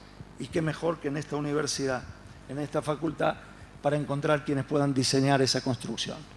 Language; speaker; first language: Spanish; native; Spanish